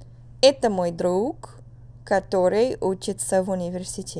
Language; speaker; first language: Russian; non-native, fluent; English